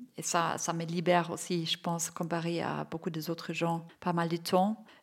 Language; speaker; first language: French; non-native, fluent; German